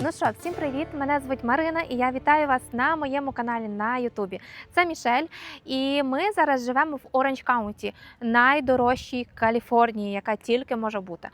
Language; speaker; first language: Ukrainian; native; Ukrainian